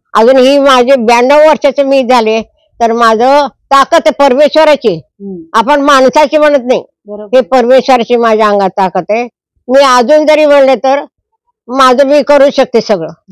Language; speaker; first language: Marathi; native; Marathi